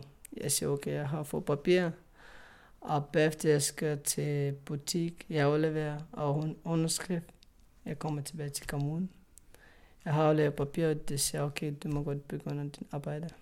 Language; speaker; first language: Danish; non-native, learner; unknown